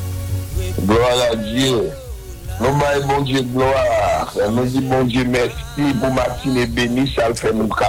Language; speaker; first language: French; non-native, local second language; Haitian Creole